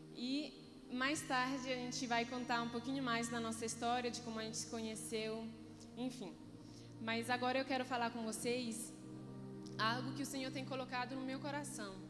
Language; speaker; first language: Portuguese; non-native, fluent; Italian